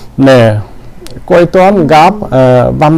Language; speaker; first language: Vietnamese; non-native, learner; Korean